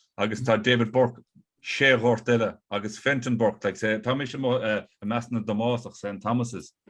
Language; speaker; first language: Irish; native; Irish